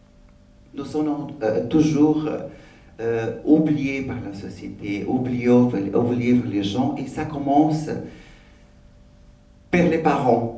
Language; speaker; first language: French; non-native, learner; Portuguese